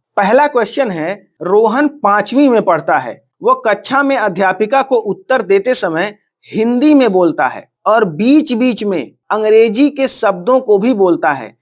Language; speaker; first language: Hindi; native; Hindi